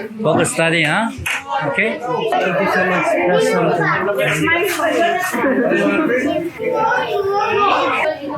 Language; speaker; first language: English; non-native, learner; Korean